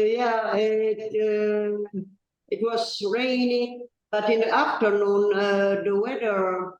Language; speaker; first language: English; non-native, learner; Italian